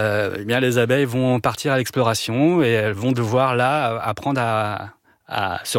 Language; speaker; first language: French; native; French